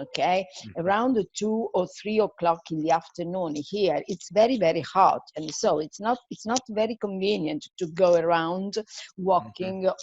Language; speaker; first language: English; non-native, fluent; Italian